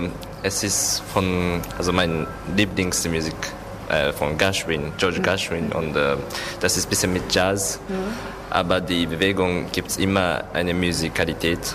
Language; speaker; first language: German; non-native, learner; Japanese